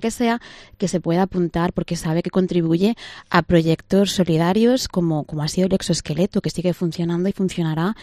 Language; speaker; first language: Spanish; native; Spanish